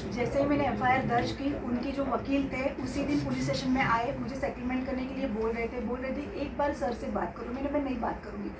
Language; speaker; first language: Hindi; non-native, local second language; Marathi